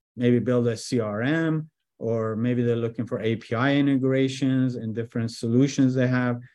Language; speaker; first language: English; early bilingual, other home language; Persian